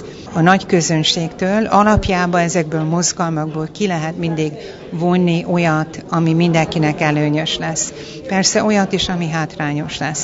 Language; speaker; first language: Hungarian; early bilingual, heritage; Hungarian